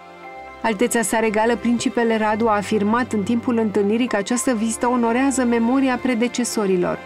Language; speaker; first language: Romanian; native; Romanian